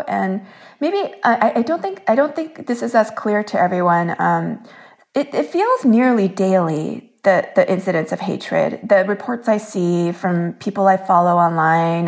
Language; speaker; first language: English; early bilingual, other home language; Korean